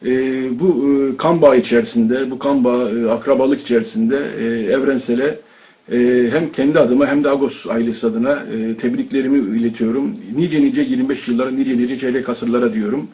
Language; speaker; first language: Turkish; native; Turkish